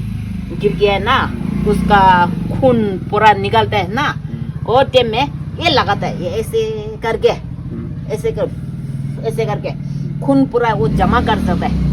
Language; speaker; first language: Hindi; non-native, local second language; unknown